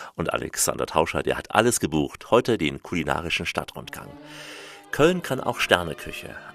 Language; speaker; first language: German; native; German